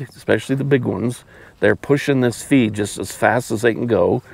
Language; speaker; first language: English; native; English